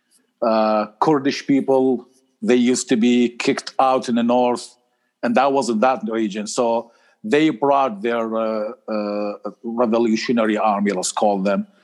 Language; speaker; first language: English; non-native, fluent; Arabic